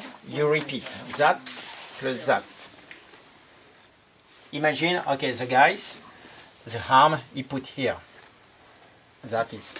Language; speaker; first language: English; non-native, learner; French